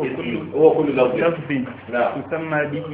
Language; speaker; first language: Arabic; non-native, learner; Hausa